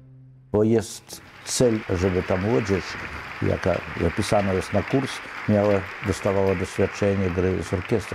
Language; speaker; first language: Polish; non-native, fluent; Ukrainian